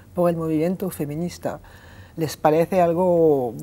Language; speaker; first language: Spanish; non-native, fluent; French